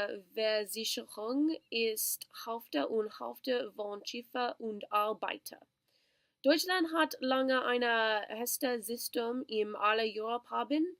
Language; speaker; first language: German; non-native, learner; English